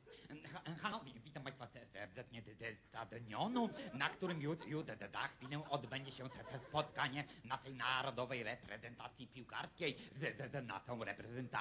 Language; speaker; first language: Polish; native; Polish